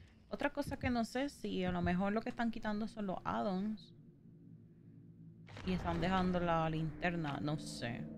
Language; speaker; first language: Spanish; native; Spanish